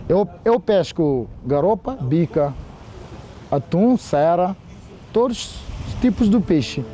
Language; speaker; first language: Portuguese; non-native, local second language; Kabuverdianu